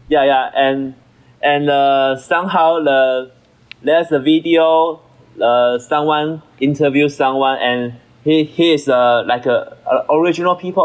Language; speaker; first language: English; non-native, learner; Chinese